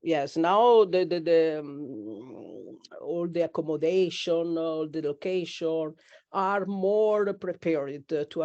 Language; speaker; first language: English; non-native, learner; Italian